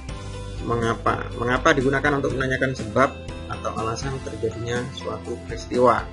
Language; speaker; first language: Indonesian; native; Indonesian